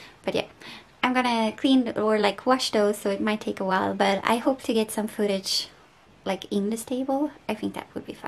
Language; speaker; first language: English; non-native, fluent; Swedish